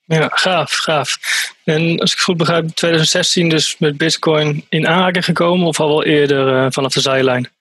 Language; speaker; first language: Dutch; native; Dutch